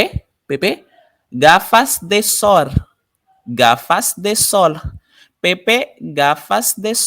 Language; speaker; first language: Spanish; non-native, fluent; Haitian Creole